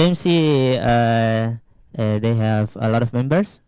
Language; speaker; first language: English; non-native, learner; Indonesian